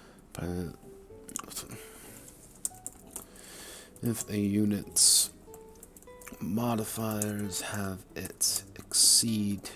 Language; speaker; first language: English; native; English